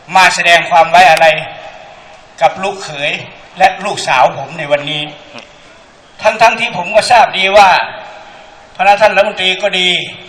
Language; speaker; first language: Thai; native; Thai